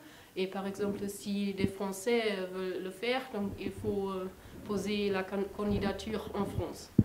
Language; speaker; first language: French; non-native, fluent; German